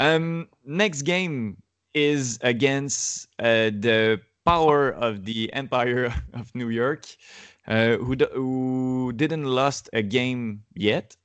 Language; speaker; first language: English; non-native, learner; French